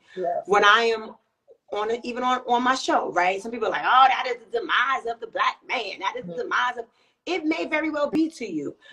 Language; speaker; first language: English; native; English